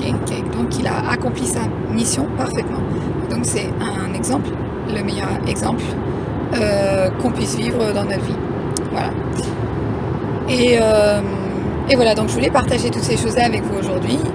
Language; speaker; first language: French; native; French